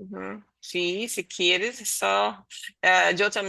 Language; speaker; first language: Spanish; non-native, learner; Portuguese